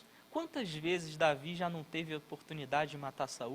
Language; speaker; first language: Portuguese; native; Portuguese